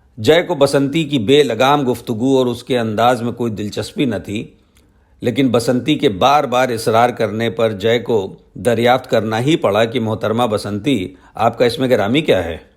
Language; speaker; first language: Urdu; native; Urdu